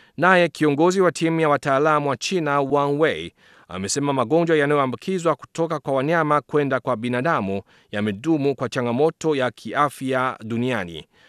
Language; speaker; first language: Swahili; non-native, fluent; Chinese